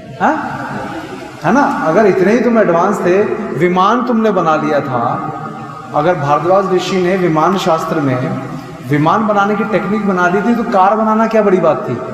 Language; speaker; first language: Hindi; native; Hindi